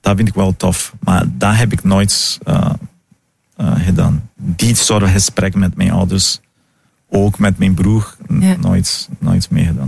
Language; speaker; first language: Dutch; non-native, fluent; Portuguese